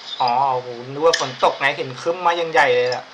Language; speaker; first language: Thai; native; Thai